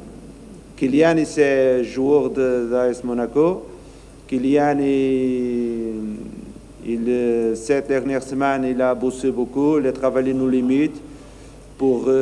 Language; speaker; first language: French; non-native, learner; Portuguese